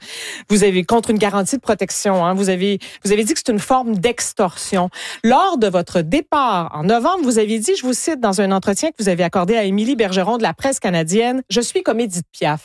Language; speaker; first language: French; native; French